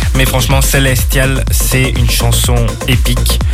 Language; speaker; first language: French; non-native, fluent; Portuguese